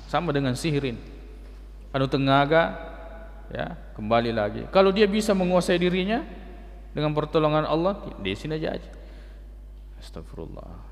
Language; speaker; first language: Malay; non-native, local second language; Buginese